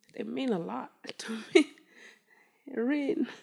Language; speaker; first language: English; non-native, local second language; Kinyarwanda